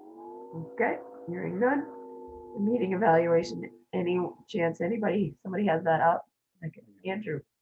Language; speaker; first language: English; native; English